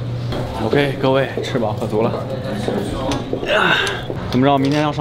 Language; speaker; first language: Chinese; native; Chinese